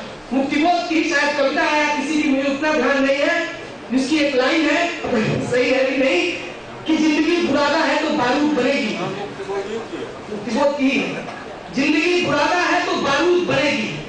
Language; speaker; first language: Hindi; native; Hindi